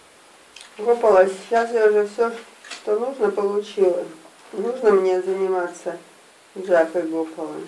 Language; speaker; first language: Russian; native; Russian